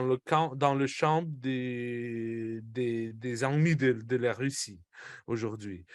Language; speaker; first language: French; non-native, fluent; Russian